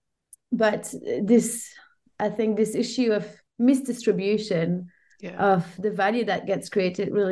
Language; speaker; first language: English; non-native, fluent; French